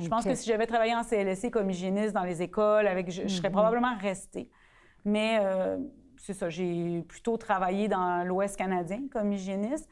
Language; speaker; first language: French; native; French